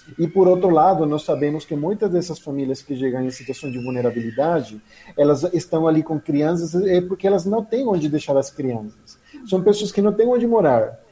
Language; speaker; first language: Portuguese; non-native, fluent; Spanish